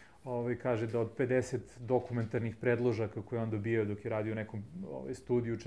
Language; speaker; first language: Serbian; native; Serbian